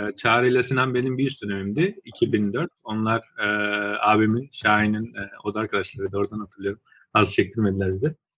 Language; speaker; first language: Turkish; early bilingual, other home language; Azerbaijani